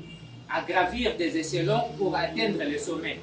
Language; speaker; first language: French; non-native, local second language; Lingala